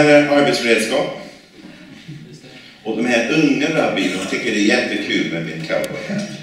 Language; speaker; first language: Swedish; non-native, fluent; English